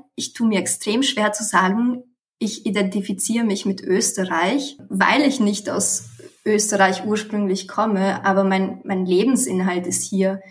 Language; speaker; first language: German; early bilingual, other home language; Romanian